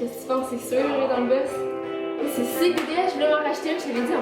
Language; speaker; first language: French; native; French